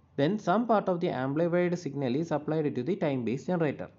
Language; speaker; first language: English; non-native, local second language; Malayalam